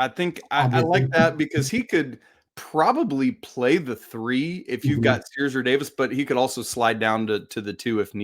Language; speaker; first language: English; native; English